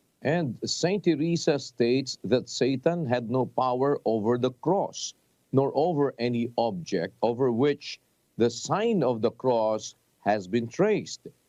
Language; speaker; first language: English; non-native, local second language; Filipino